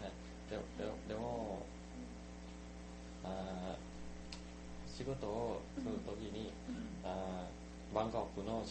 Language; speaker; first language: Japanese; non-native, learner; Thai